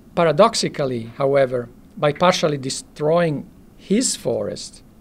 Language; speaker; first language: English; non-native, fluent; Italian